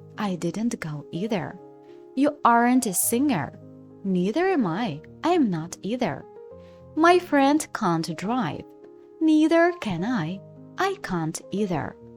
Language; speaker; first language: English; non-native, fluent; Ukrainian